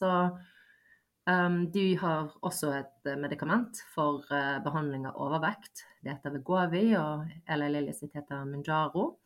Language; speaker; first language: Norwegian; early bilingual, other home language; Bosnian